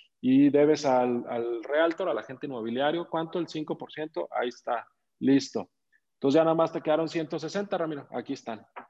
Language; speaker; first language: Spanish; native; Spanish